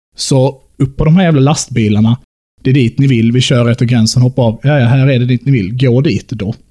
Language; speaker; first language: Swedish; native; Swedish